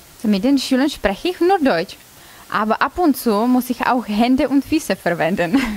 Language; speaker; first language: German; non-native, fluent; Czech